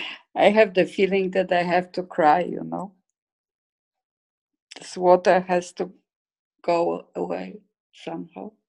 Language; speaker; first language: English; non-native, fluent; Polish